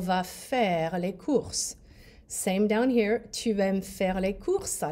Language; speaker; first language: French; non-native, fluent; English